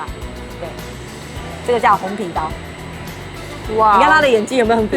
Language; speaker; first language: Chinese; native; Chinese